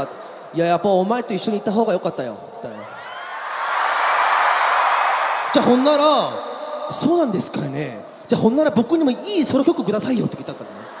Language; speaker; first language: Japanese; native; Japanese